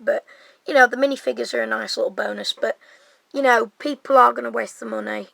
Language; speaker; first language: English; native; English